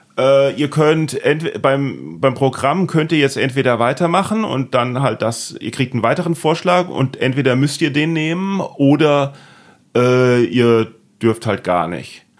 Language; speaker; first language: German; native; German